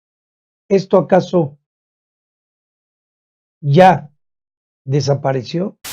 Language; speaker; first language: Spanish; native; Spanish